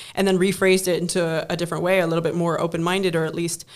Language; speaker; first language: English; non-native, fluent; German